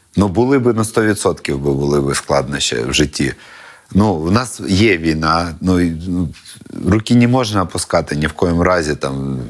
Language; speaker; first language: Ukrainian; non-native, local second language; Russian